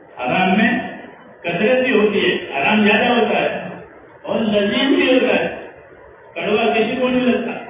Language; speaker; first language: Urdu; non-native, local second language; Gujarati